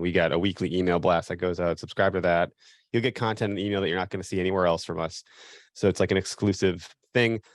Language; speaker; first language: English; native; English